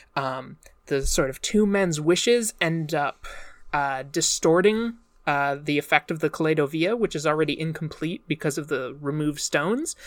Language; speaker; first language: English; native; English